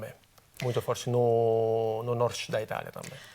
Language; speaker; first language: Portuguese; non-native, fluent; Italian